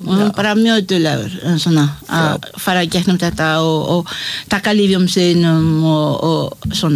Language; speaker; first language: Icelandic; non-native, learner; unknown